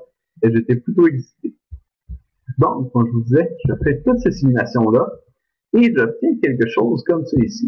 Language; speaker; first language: French; native; French